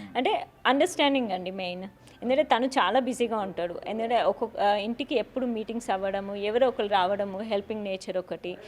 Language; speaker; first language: Telugu; native; Telugu